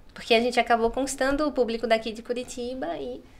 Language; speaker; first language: Portuguese; native; Portuguese